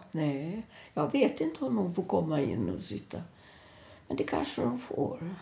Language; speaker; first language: Swedish; native; Swedish